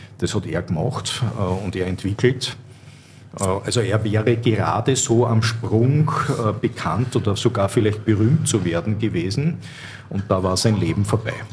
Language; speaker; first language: German; native; German